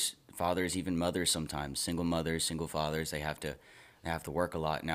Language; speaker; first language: English; native; English